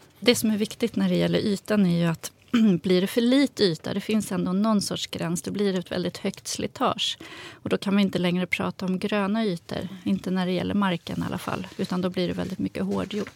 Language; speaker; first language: Swedish; native; Swedish